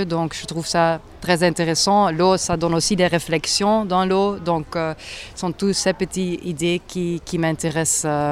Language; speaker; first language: French; non-native, local second language; Dutch